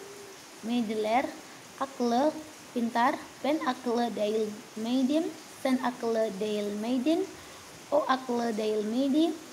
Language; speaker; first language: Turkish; non-native, learner; Indonesian